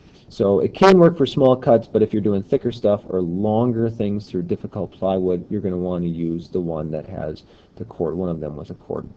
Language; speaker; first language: English; native; English